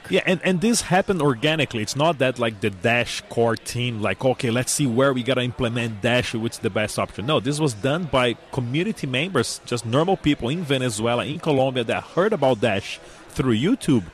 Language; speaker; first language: English; non-native, fluent; Portuguese